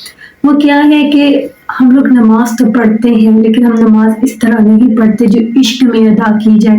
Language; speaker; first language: Urdu; native; Urdu